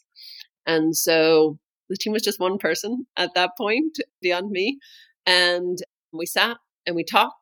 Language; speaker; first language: English; native; English